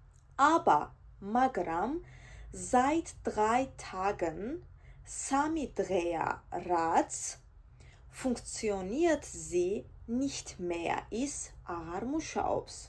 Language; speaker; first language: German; non-native, fluent; Georgian